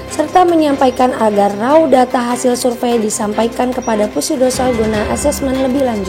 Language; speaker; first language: Indonesian; native; Indonesian